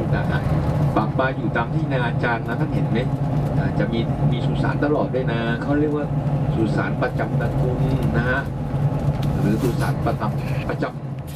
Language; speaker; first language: Thai; non-native, fluent; Vietnamese